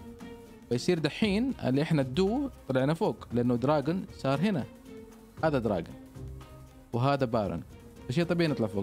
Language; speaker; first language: Arabic; native; Arabic